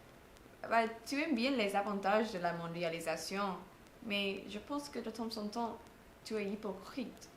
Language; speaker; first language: French; non-native, fluent; English